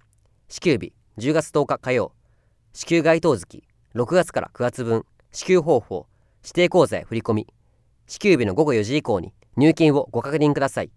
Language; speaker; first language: Japanese; native; Japanese